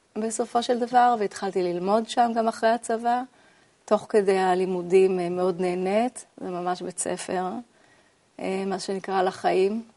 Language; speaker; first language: Hebrew; native; Hebrew